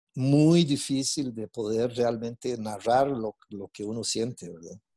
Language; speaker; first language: Spanish; non-native, fluent; Portuguese